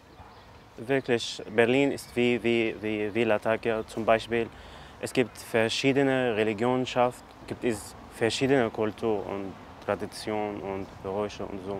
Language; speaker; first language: German; non-native, learner; Arabic